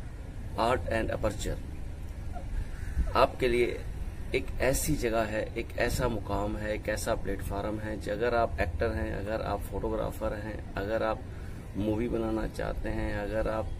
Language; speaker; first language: Hindi; native; Hindi